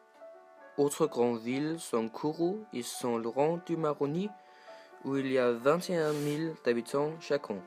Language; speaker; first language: French; non-native, learner; Danish